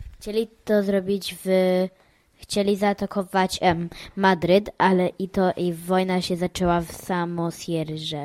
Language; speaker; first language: Polish; early bilingual, heritage; English